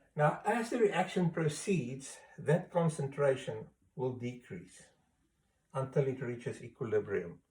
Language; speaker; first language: English; non-native, local second language; Afrikaans